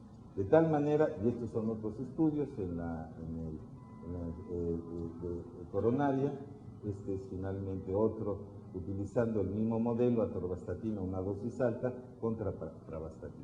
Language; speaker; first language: Spanish; native; Spanish